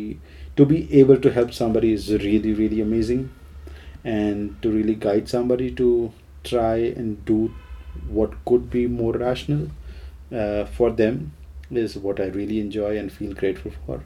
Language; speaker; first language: English; non-native, local second language; Gujarati